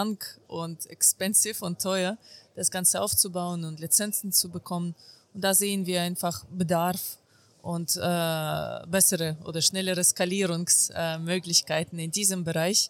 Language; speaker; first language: German; non-native, fluent; Ukrainian